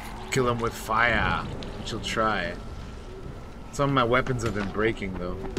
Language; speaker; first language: English; early bilingual, other home language; Spanish